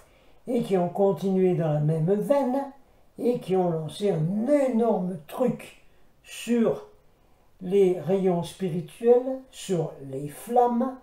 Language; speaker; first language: French; native; French